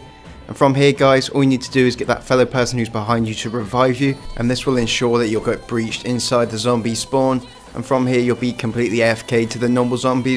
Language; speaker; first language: English; native; English